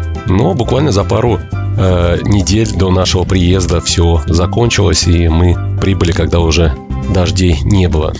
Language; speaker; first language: Russian; native; Russian